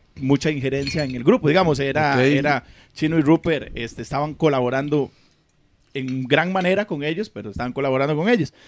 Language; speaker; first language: Spanish; native; Spanish